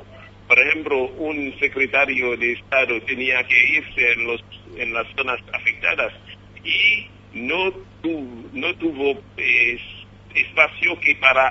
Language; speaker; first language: Spanish; non-native, fluent; Haitian Creole